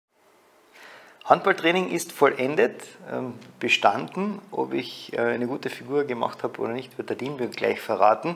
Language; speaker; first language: German; native; German